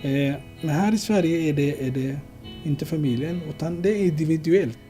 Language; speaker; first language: Swedish; non-native, fluent; Somali